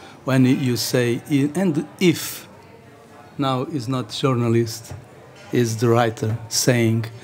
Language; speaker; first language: English; non-native, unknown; Portuguese